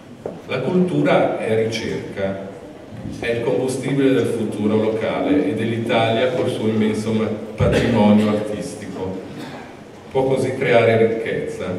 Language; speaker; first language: Italian; native; Italian